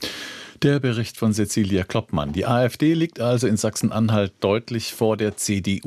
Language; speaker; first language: German; native; German